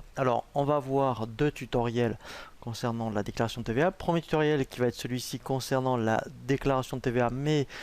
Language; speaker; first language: French; native; French